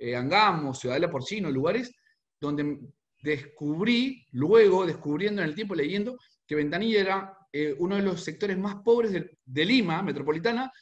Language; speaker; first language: Spanish; native; Spanish